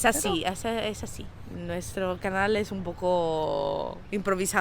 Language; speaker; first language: Spanish; non-native, local second language; Catalan